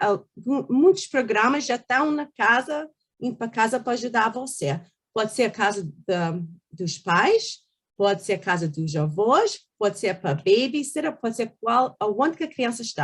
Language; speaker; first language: Portuguese; early bilingual, heritage; Portuguese